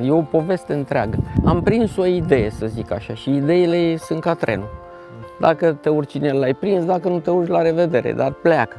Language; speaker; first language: Romanian; native; Romanian